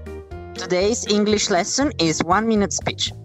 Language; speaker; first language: English; non-native, fluent; Italian